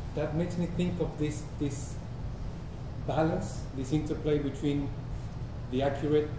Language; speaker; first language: English; early bilingual, other home language; Spanish